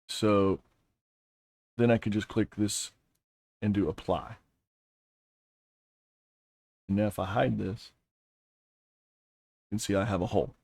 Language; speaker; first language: English; native; English